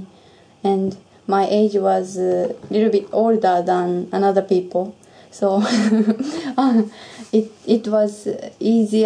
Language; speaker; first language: English; non-native, learner; Japanese